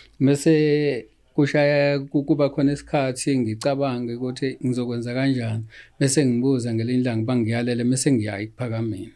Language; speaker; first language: Zulu; native; Zulu